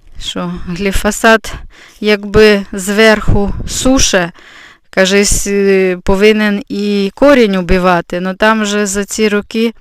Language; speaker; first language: Ukrainian; native; Ukrainian